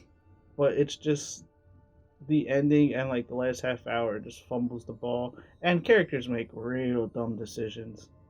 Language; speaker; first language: English; native; English